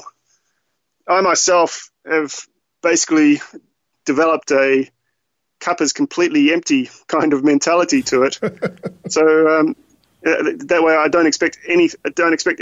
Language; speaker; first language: English; native; English